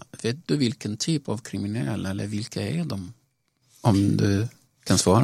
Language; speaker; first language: Swedish; non-native, fluent; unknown